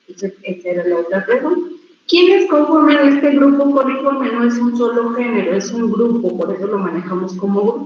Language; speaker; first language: Spanish; native; Spanish